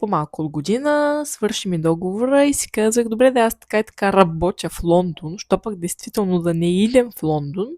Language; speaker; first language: Bulgarian; native; Bulgarian